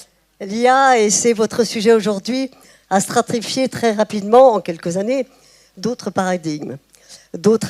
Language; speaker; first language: French; native; French